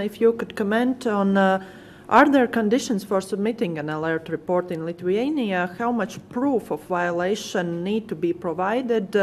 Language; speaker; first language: English; non-native, fluent; Latvian